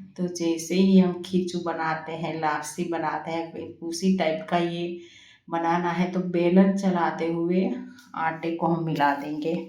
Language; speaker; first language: Hindi; non-native, local second language; Gujarati